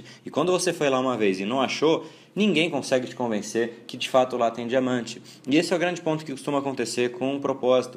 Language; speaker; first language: Portuguese; native; Portuguese